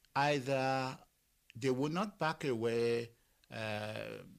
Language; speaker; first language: English; non-native, local second language; Yoruba